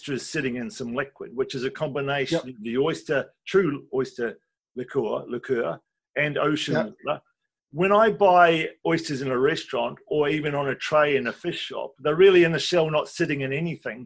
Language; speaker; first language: English; native; English